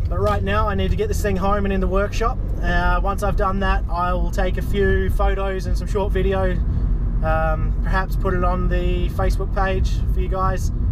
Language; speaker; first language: English; native; English